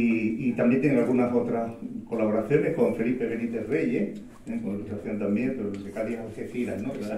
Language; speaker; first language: Spanish; native; Spanish